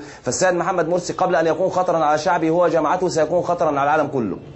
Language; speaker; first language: Arabic; native; Arabic